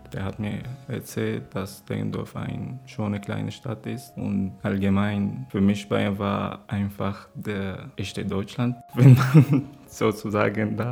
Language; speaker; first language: German; non-native, fluent; Arabic